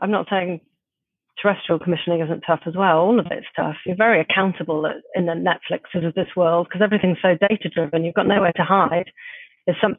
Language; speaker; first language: English; native; English